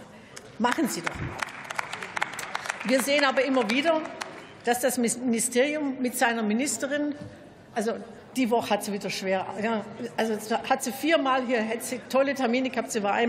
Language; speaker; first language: German; native; German